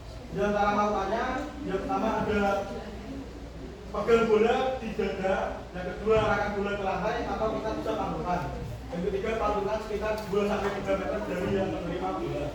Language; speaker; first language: Indonesian; native; Indonesian